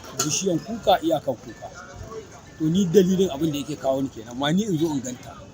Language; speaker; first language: Hausa; non-native, local second language; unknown